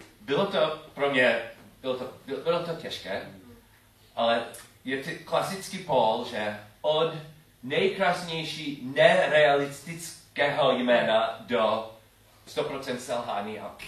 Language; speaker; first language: Czech; non-native, learner; English